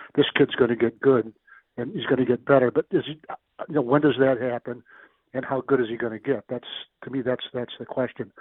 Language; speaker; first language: English; native; English